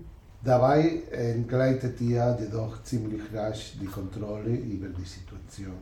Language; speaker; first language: German; non-native, learner; Spanish